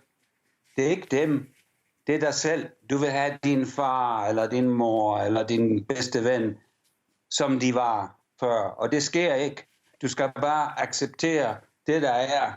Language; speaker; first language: Danish; early bilingual, heritage; English